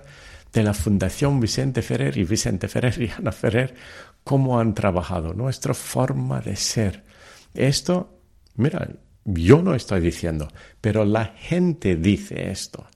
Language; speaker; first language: Spanish; early bilingual, heritage; Telugu